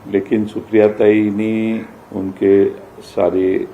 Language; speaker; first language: Hindi; non-native, local second language; Marathi